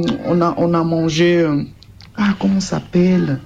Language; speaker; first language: French; non-native, learner; Portuguese